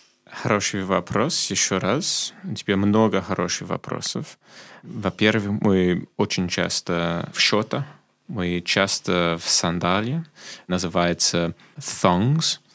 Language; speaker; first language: Russian; non-native, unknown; English